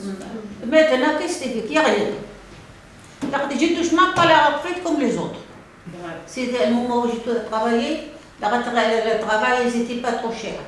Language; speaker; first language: French; non-native, learner; Arabic